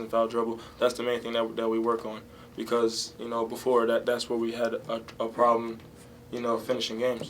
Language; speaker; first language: English; native; English